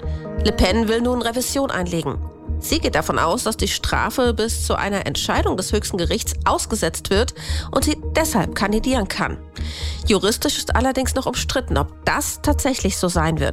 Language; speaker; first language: German; native; German